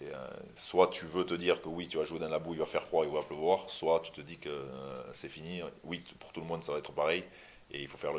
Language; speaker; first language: French; native; French